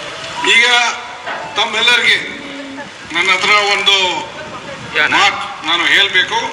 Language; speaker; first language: Kannada; non-native, local second language; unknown